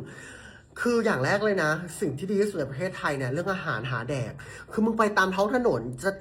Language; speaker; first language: Thai; native; Thai